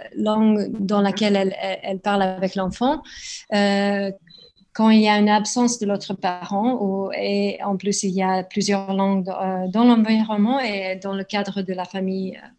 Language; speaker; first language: French; non-native, fluent; Spanish